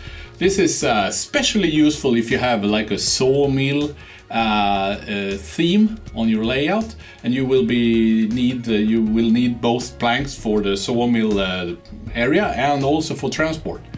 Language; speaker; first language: English; non-native, fluent; Swedish